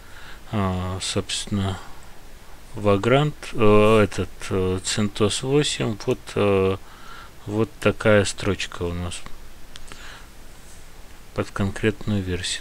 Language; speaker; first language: Russian; native; Russian